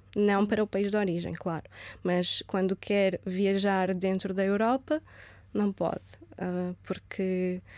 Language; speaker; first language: Portuguese; early bilingual, other home language; Romanian